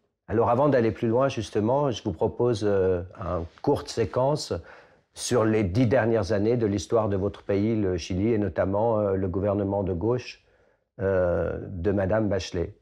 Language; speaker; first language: French; native; French